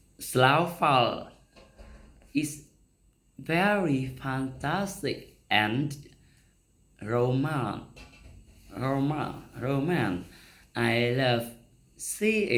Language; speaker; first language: English; non-native, learner; Vietnamese